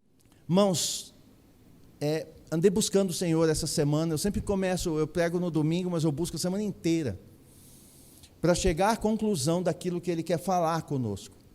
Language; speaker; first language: Portuguese; native; Portuguese